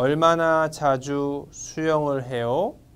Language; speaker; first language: Korean; non-native, fluent; Vietnamese